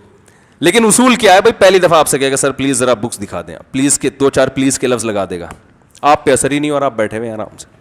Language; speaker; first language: Urdu; native; Urdu